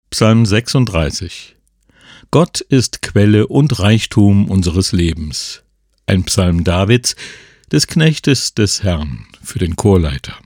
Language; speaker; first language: German; native; German